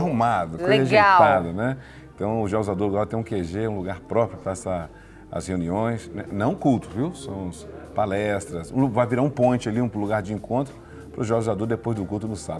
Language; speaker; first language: Portuguese; native; Portuguese